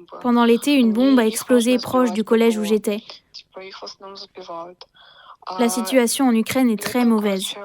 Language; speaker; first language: French; early bilingual, other home language; Ukrainian